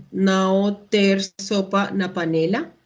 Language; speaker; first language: Portuguese; non-native, learner; Spanish